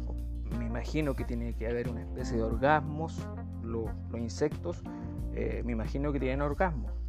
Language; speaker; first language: Spanish; native; Spanish